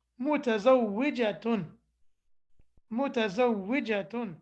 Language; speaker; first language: Arabic; non-native, fluent; English